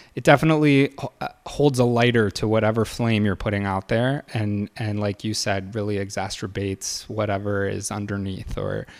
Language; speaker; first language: English; native; English